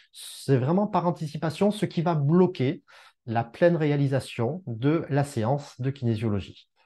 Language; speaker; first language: French; native; French